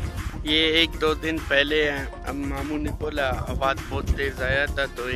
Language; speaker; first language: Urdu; non-native, local second language; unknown